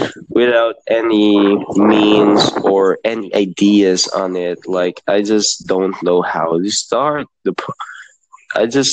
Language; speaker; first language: English; non-native, local second language; Hiligaynon